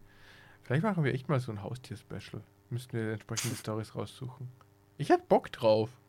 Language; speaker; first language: German; native; German